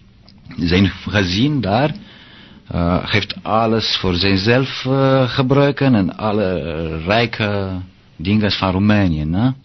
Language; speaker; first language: Dutch; non-native, learner; Romanian